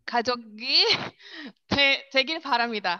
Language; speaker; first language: Korean; non-native, learner; Indonesian